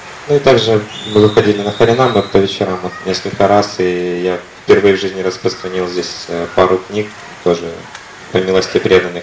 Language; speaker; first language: Russian; native; Russian